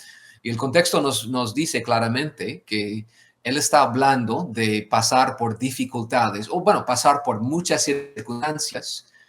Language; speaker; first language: Spanish; non-native, fluent; English